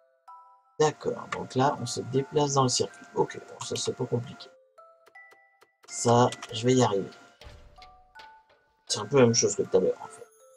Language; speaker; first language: French; native; French